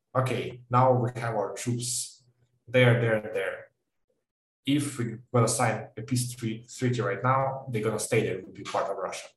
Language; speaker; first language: English; non-native, fluent; Ukrainian